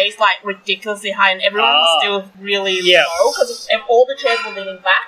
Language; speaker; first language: English; non-native, local second language; Cantonese